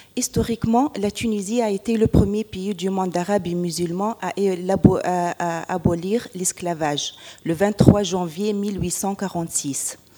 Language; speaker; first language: French; non-native, local second language; Arabic